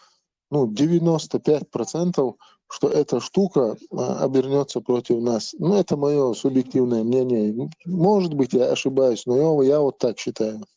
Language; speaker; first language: Russian; non-native, local second language; Chechen